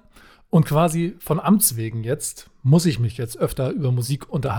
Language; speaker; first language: German; native; German